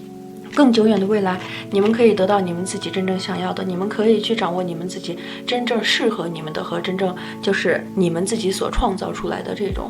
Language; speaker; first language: Chinese; native; Chinese